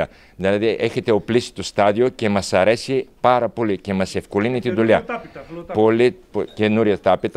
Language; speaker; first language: Greek; non-native, fluent; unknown